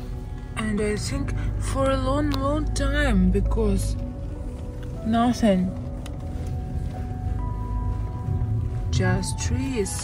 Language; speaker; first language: English; non-native, learner; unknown